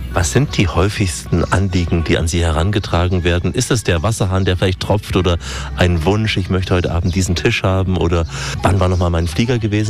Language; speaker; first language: German; native; German